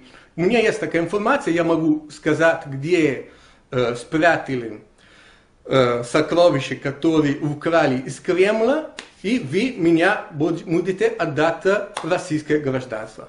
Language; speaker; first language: Russian; non-native, learner; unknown